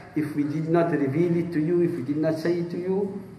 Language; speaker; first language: English; native; English